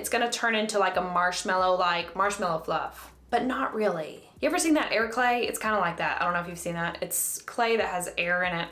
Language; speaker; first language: English; native; English